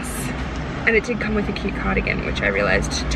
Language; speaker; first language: English; native; English